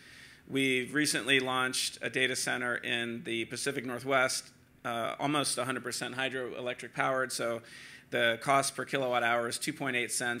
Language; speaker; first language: English; native; English